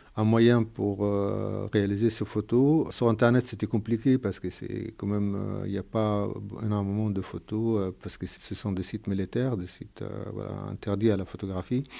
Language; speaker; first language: French; non-native, fluent; Arabic